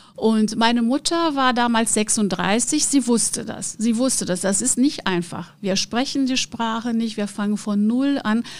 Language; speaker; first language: German; non-native, fluent; Portuguese